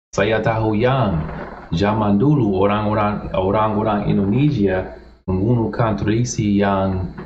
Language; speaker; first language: Indonesian; non-native, learner; English